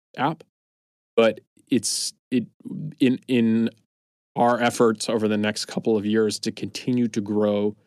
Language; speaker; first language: English; native; English